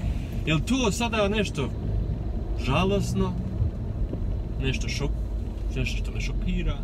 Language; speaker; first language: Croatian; early bilingual, heritage; Croatian